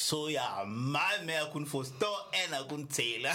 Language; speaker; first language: Danish; early bilingual, other home language; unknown